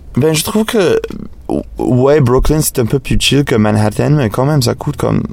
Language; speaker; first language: French; non-native, fluent; English